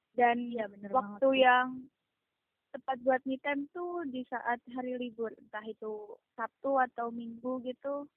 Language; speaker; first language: Indonesian; native; Indonesian